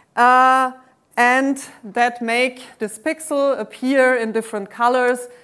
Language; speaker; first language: English; non-native, fluent; German